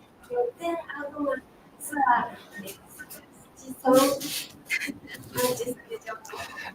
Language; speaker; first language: Portuguese; non-native, learner; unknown